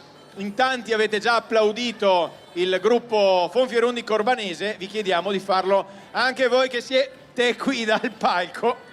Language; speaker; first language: Italian; native; Italian